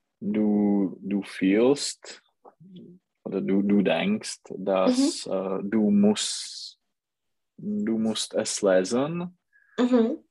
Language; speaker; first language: German; non-native, learner; Czech